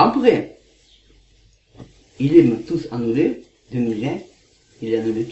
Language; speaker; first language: French; non-native, learner; Kazakh